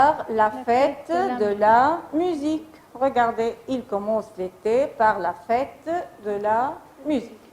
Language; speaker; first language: French; non-native, fluent; Arabic